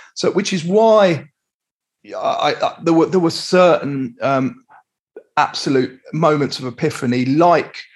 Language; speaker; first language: English; native; English